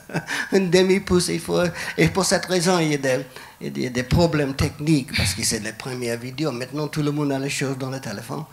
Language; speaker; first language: French; non-native, fluent; English